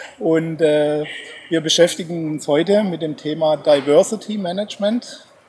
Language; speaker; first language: German; native; German